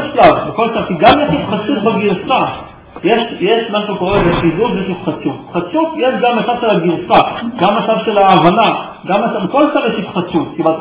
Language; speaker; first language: Hebrew; native; Hebrew